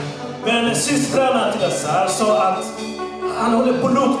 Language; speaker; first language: Swedish; non-native, learner; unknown